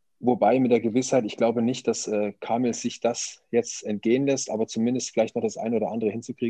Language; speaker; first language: German; native; German